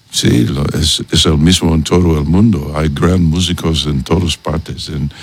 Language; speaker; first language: Spanish; non-native, learner; English